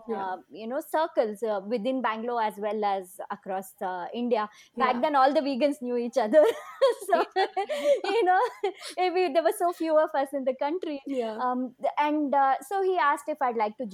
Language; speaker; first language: English; non-native, local second language; Kannada